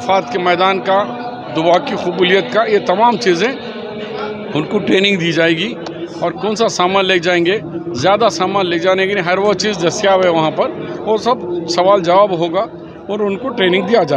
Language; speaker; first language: Urdu; native; Urdu